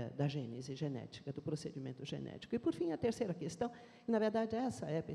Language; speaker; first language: Portuguese; native; Portuguese